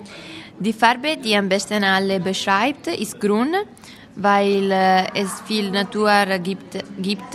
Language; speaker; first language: German; non-native, fluent; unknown